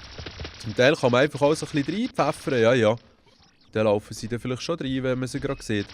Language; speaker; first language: German; native; German